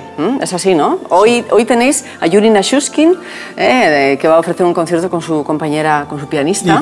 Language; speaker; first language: Spanish; native; Spanish